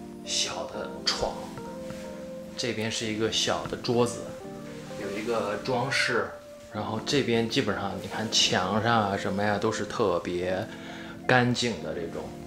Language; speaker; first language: Chinese; native; Chinese